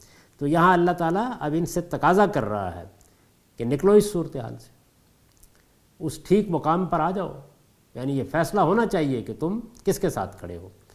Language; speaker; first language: Urdu; native; Urdu